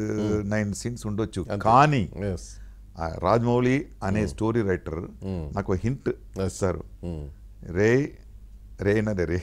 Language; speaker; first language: Telugu; non-native, learner; Tamil